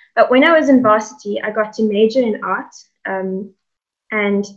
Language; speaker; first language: English; native; English